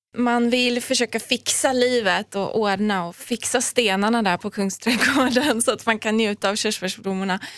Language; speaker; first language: Swedish; early bilingual, other home language; Persian